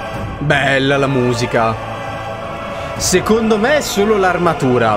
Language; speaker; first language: Italian; native; Italian